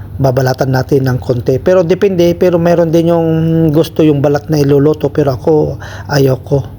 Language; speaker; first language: Filipino; non-native, local second language; Iloko